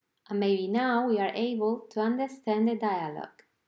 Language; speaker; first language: English; non-native, fluent; Spanish